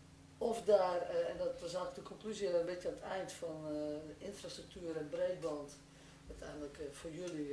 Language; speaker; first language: Dutch; non-native, local second language; Western Frisian